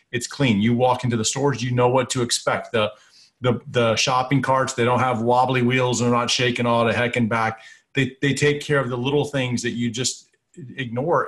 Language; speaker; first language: English; native; English